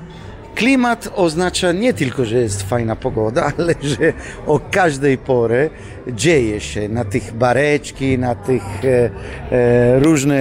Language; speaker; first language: Polish; non-native, fluent; Italian